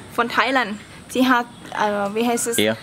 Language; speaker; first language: German; non-native, learner; Thai